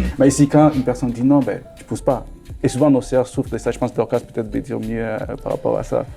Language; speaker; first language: French; non-native, local second language; Lingala